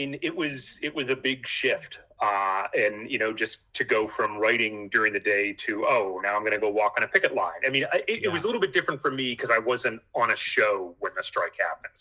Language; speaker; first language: English; native; English